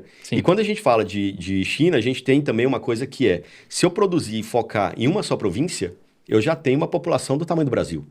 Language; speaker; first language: Portuguese; native; Portuguese